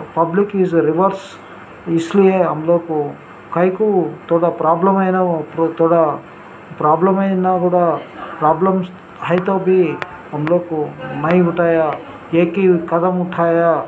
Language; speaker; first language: Hindi; non-native, local second language; Telugu